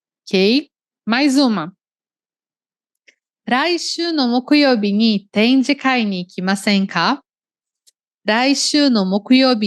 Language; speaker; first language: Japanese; non-native, fluent; Portuguese